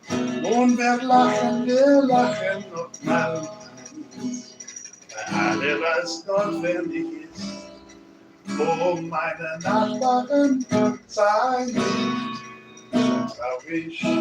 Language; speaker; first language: German; non-native, learner; English